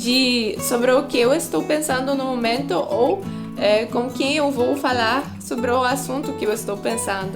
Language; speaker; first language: Portuguese; non-native, fluent; Polish